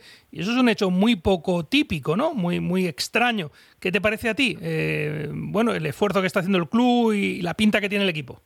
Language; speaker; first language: Spanish; native; Spanish